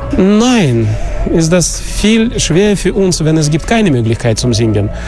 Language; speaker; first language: German; non-native, learner; Russian